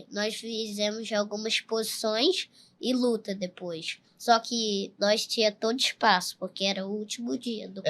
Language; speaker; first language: Portuguese; early bilingual, heritage; Portuguese